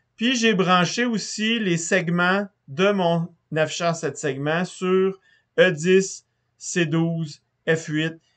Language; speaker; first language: French; native; French